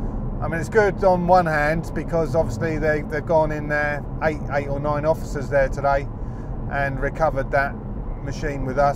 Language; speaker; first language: English; native; English